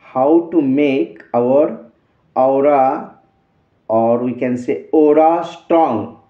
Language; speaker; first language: English; non-native, local second language; Marathi